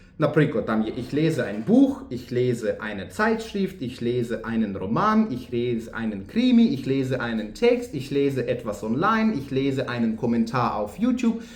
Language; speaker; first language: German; non-native, fluent; Ukrainian